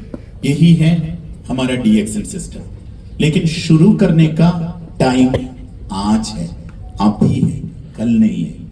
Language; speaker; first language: Hindi; non-native, learner; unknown